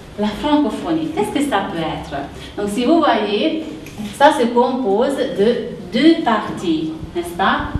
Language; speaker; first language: French; non-native, fluent; Hungarian